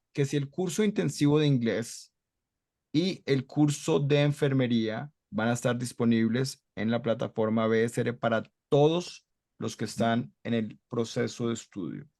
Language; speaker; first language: Spanish; non-native, fluent; English